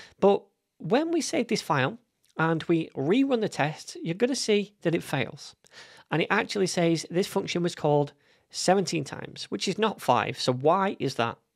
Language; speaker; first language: English; native; English